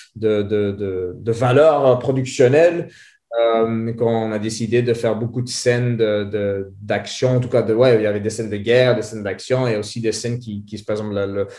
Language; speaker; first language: French; native; French